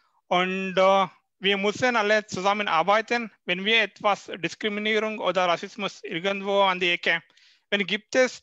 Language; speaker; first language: German; non-native, learner; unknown